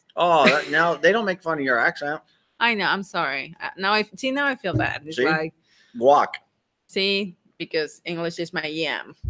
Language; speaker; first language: English; non-native, fluent; Spanish